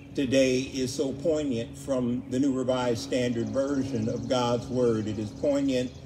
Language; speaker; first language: English; native; English